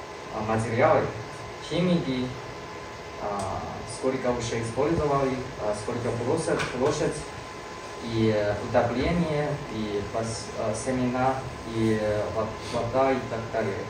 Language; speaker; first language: Russian; non-native, learner; Chinese